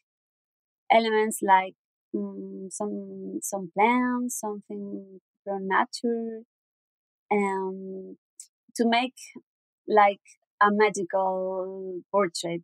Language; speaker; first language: English; non-native, learner; Spanish